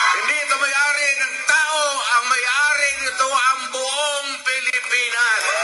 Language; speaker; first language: Filipino; non-native, local second language; Cebuano